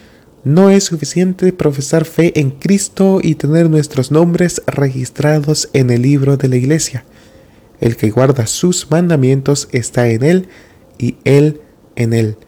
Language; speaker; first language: Spanish; native; Spanish